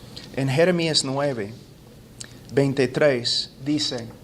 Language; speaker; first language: Spanish; non-native, fluent; English